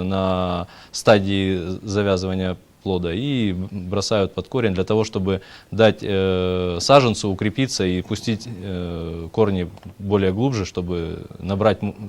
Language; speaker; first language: Russian; native; Russian